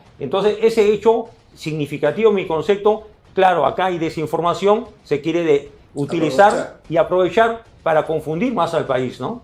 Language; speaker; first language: Spanish; native; Spanish